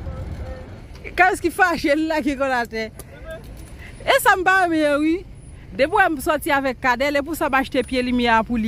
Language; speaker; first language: French; non-native, local second language; Haitian Creole